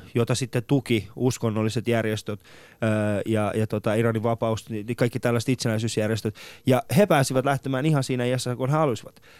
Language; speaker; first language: Finnish; early bilingual, other home language; Persian